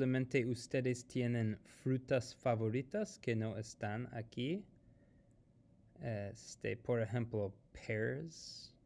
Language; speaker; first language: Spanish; non-native, fluent; English